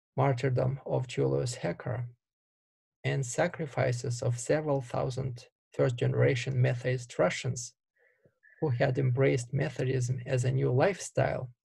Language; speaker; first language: English; non-native, fluent; Russian